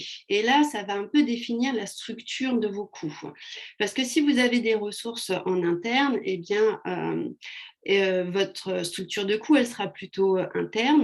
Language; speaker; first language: French; native; French